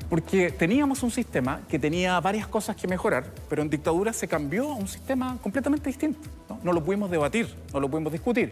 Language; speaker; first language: Spanish; native; Spanish